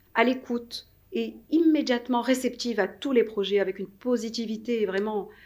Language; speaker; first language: French; non-native, local second language; Arabic